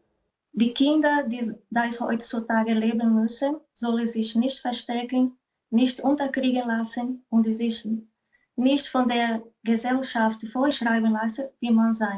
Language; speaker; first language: German; non-native, fluent; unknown